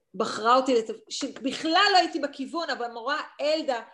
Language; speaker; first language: Hebrew; native; Hebrew